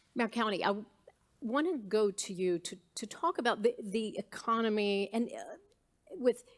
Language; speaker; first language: English; native; English